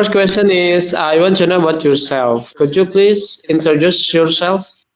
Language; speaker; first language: English; non-native, learner; Indonesian